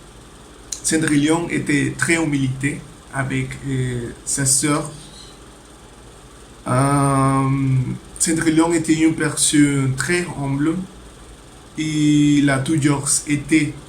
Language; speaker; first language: French; non-native, learner; Spanish